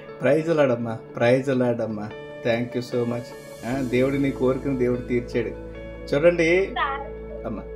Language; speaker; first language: Telugu; native; Telugu